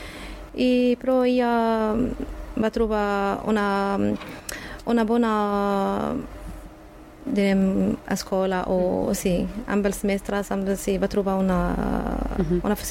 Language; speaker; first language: Catalan; non-native, fluent; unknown